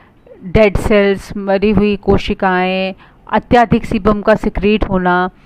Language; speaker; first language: Hindi; native; Hindi